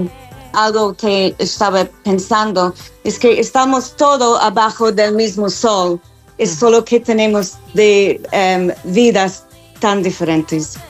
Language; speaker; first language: Spanish; non-native, fluent; English